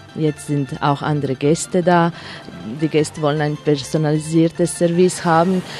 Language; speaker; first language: German; non-native, fluent; Croatian